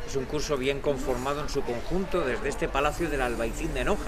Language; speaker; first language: Spanish; native; Spanish